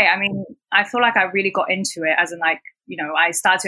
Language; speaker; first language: English; non-native, local second language; Cantonese